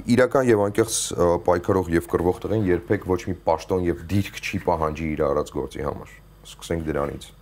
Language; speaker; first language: Armenian; native; Armenian